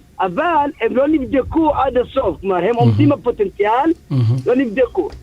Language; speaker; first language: Hebrew; early bilingual, other home language; Amharic